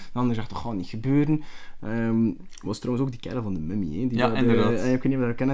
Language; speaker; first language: Dutch; native; Dutch